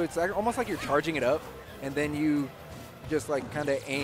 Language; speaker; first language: English; native; English